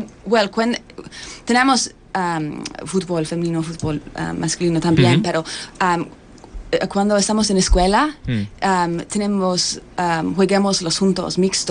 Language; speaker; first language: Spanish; non-native, learner; English